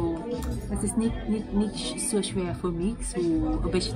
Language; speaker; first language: German; non-native, learner; Thai